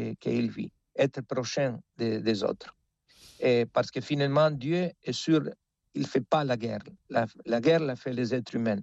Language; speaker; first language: French; non-native, fluent; Spanish